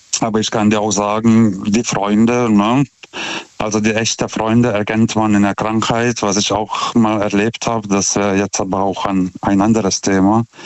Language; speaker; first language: German; non-native, fluent; Russian